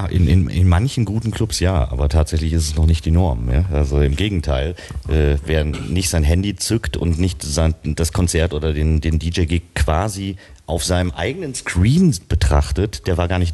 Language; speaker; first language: German; native; German